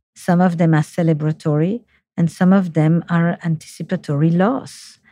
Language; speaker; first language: English; non-native, fluent; French